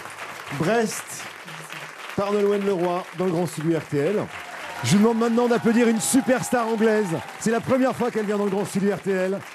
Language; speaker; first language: French; native; French